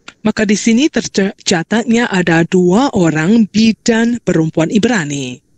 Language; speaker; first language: Malay; non-native, local second language; Chinese